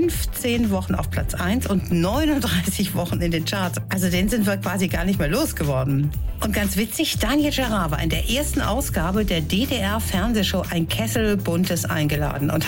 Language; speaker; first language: German; native; German